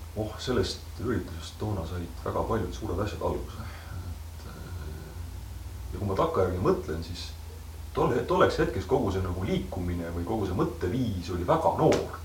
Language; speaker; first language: Estonian; non-native, local second language; Russian